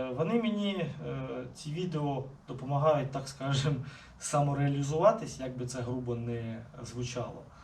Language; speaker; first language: Ukrainian; non-native, local second language; Russian